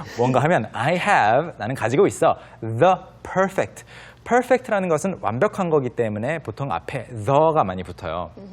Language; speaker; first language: Korean; native; Korean